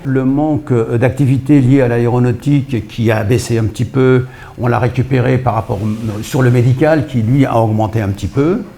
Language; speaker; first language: French; early bilingual, other home language; Portuguese